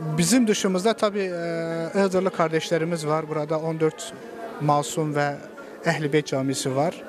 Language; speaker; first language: Turkish; non-native, local second language; Zaza